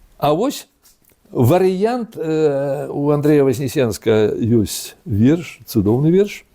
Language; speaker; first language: Belarusian; native; Belarusian